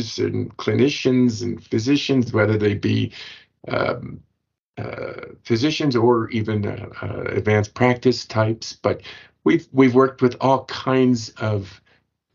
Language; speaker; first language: English; native; English